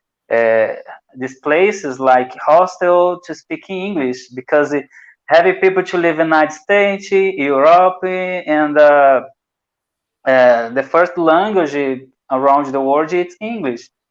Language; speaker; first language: English; non-native, learner; Portuguese